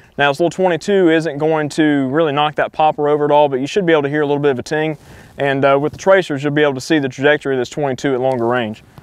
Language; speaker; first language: English; native; English